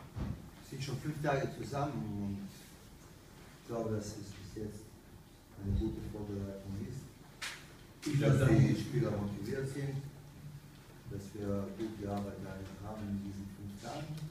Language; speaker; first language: German; non-native, fluent; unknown